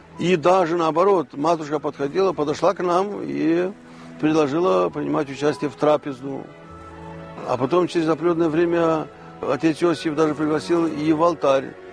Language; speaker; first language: Russian; non-native, local second language; Romanian